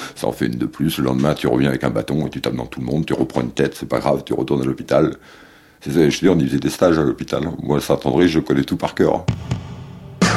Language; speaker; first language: French; native; French